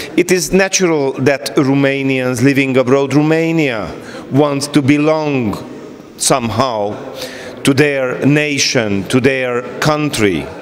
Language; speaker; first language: English; non-native, fluent; Hungarian